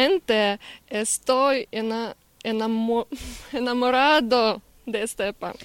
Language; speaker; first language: Spanish; non-native, learner; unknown